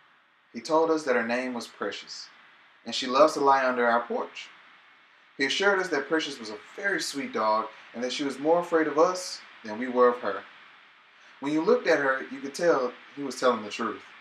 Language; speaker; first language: English; native; English